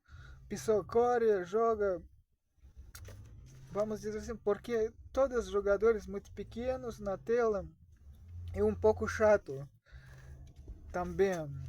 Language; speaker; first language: Portuguese; non-native, learner; Russian